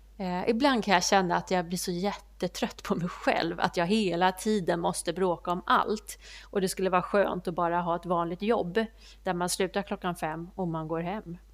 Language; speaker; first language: Swedish; native; Swedish